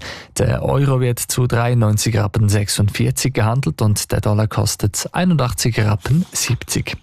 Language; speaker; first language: German; native; German